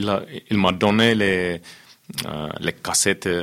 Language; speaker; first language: French; non-native, fluent; Finnish